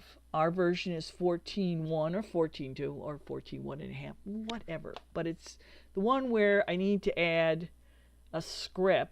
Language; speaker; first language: English; native; English